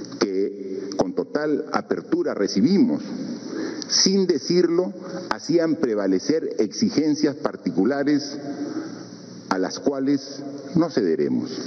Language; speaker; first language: Spanish; native; Spanish